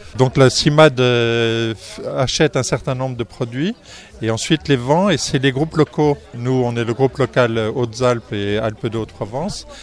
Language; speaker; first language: French; native; French